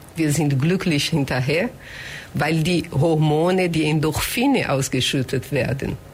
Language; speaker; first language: German; non-native, fluent; Portuguese